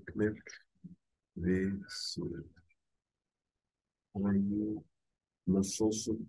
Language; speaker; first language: Turkish; non-native, learner; English